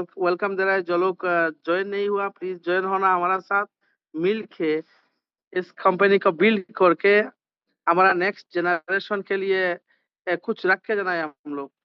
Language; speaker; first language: Hindi; non-native, learner; Bangla